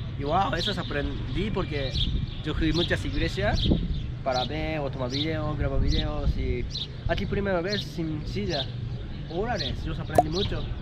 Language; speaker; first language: Spanish; non-native, learner; Japanese